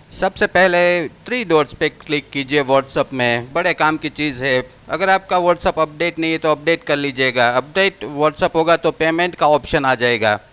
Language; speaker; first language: Hindi; non-native, local second language; Gujarati